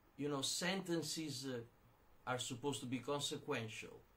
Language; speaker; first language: English; non-native, fluent; Italian